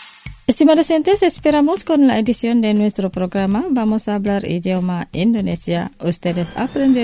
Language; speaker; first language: Spanish; non-native, local second language; Indonesian